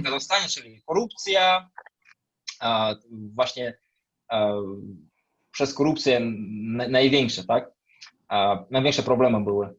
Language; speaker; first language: Polish; non-native, fluent; Russian